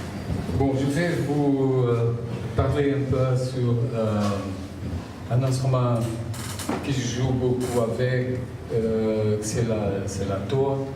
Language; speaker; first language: French; non-native, fluent; Portuguese